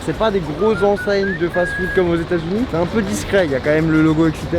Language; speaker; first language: French; native; French